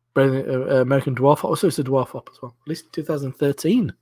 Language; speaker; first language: English; native; English